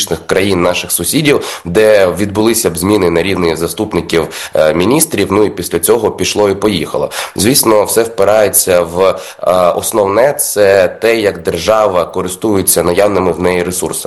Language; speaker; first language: Ukrainian; native; Ukrainian